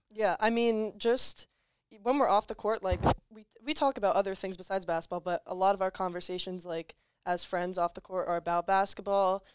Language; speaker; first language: English; native; English